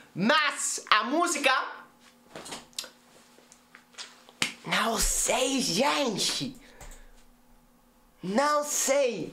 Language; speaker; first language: Portuguese; non-native, learner; English